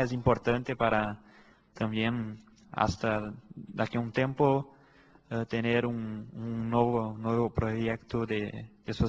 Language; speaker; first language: Spanish; non-native, fluent; Portuguese